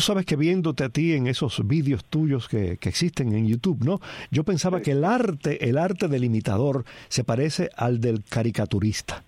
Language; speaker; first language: Spanish; native; Spanish